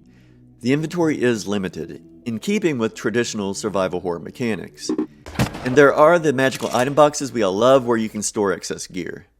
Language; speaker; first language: English; native; English